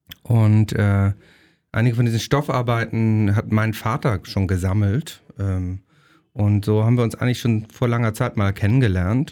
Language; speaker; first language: German; native; German